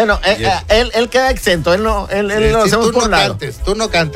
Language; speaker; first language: Spanish; native; Spanish